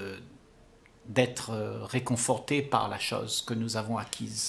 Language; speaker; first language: French; native; French